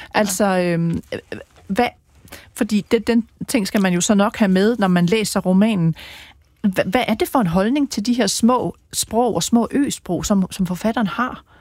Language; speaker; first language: Danish; native; Danish